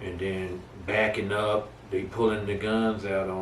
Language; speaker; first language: English; native; English